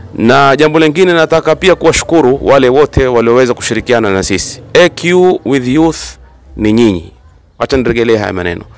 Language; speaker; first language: Swahili; native; Swahili